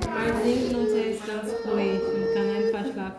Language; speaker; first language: German; non-native, learner; Portuguese